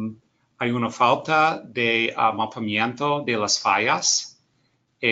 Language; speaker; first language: Spanish; non-native, learner; English